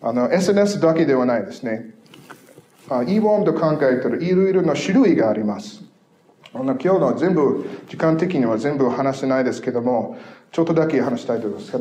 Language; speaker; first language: Japanese; non-native, fluent; English